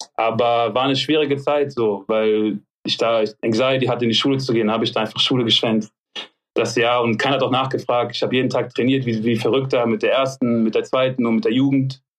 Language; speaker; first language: German; early bilingual, other home language; French